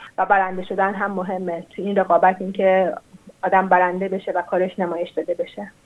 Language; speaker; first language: Persian; non-native, local second language; Azerbaijani